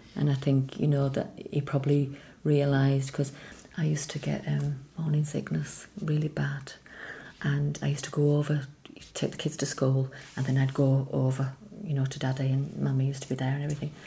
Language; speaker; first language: English; early bilingual, other home language; Irish